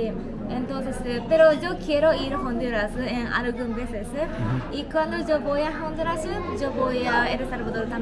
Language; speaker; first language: Spanish; non-native, learner; Japanese